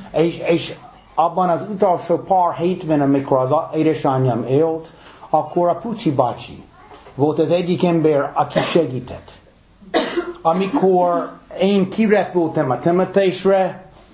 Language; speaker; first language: Hungarian; early bilingual, heritage; English